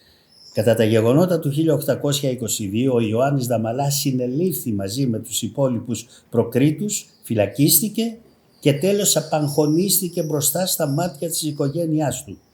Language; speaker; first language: Greek; native; Greek